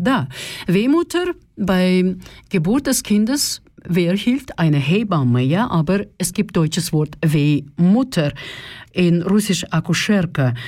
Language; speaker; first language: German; non-native, fluent; Russian